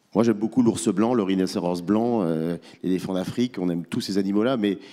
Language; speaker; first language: French; native; French